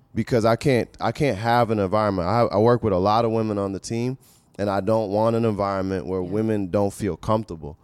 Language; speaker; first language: English; native; English